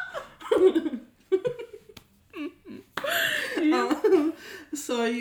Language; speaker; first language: English; native; English